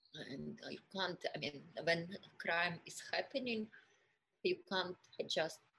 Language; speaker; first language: English; non-native, fluent; Russian